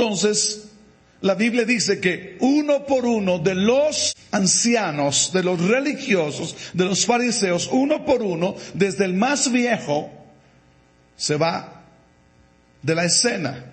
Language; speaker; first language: Spanish; native; Spanish